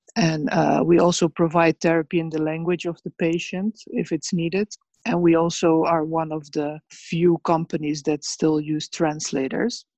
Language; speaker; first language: English; early bilingual, other home language; Bosnian